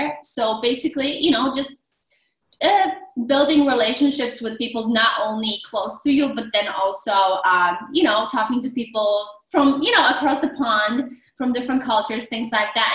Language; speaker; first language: English; non-native, fluent; Polish